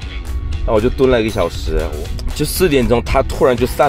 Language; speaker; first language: Chinese; non-native, fluent; Korean